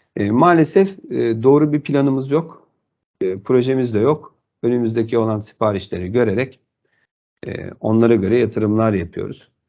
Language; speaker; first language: Turkish; native; Turkish